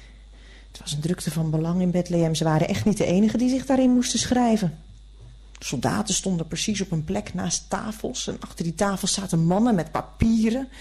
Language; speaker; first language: Dutch; native; Dutch